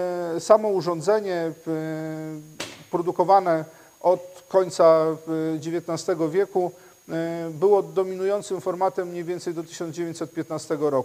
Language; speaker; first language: Polish; native; Polish